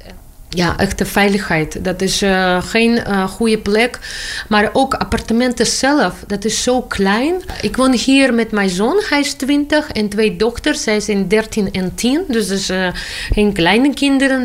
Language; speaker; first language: Dutch; non-native, learner; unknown